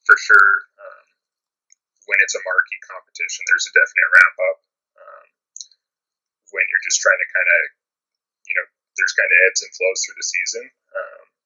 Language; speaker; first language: English; native; English